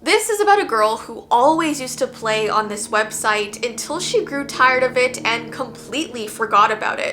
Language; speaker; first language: English; native; English